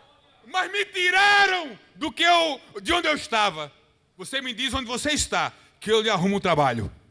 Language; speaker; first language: Portuguese; native; Portuguese